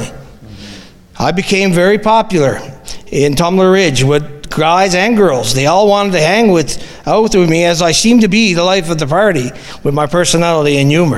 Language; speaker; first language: English; native; English